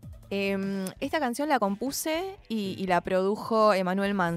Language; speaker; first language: Spanish; early bilingual, other home language; Chinese